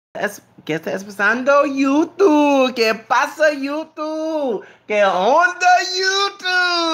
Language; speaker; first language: Spanish; non-native, learner; English